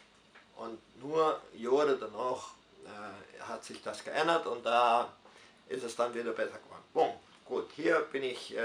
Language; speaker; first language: German; early bilingual, heritage; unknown